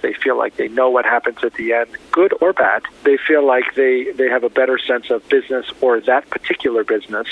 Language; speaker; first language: English; native; English